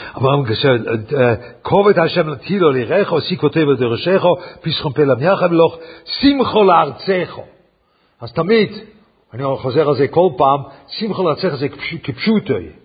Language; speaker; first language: Hebrew; non-native, fluent; English